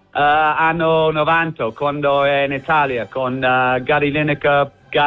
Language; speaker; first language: Italian; non-native, learner; English